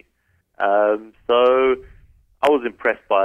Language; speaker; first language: English; native; English